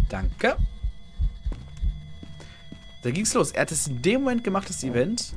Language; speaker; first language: German; native; German